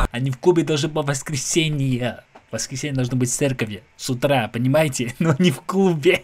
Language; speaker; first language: Russian; non-native, fluent; English